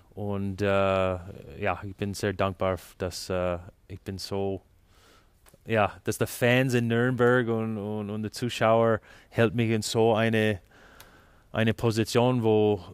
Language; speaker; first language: German; non-native, fluent; English